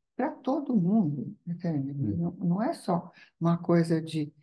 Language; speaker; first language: Portuguese; non-native, fluent; Italian